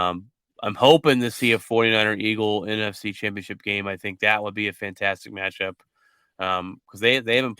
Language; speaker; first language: English; native; English